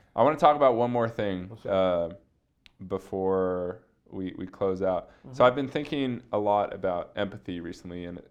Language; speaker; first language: English; native; English